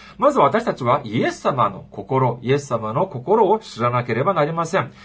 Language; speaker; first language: Japanese; non-native, fluent; Korean